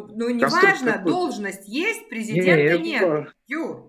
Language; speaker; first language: Russian; native; Russian